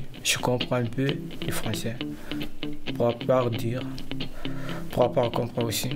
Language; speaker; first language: French; non-native, learner; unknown